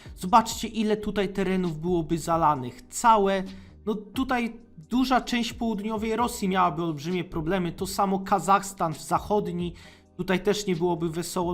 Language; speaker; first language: Polish; native; Polish